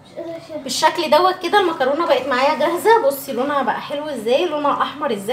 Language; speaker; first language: Arabic; native; Arabic